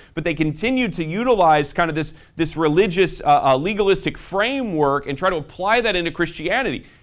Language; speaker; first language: English; native; English